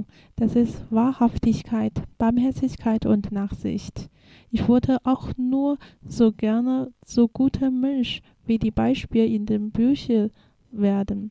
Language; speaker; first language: German; non-native, fluent; Chinese